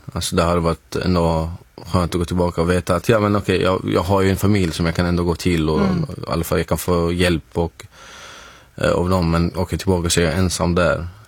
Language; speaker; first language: Swedish; non-native, fluent; Arabic